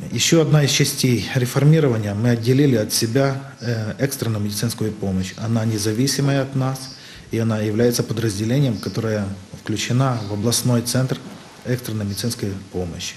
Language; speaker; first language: Russian; native; Russian